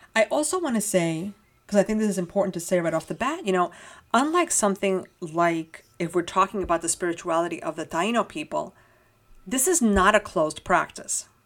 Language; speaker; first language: English; early bilingual, heritage; Spanish